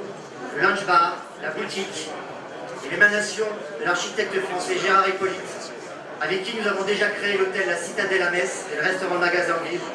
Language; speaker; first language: French; native; French